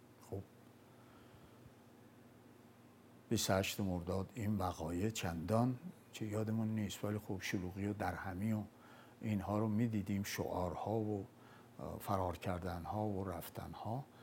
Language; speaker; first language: Persian; non-native, local second language; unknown